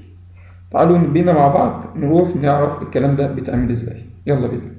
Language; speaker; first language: Arabic; native; Arabic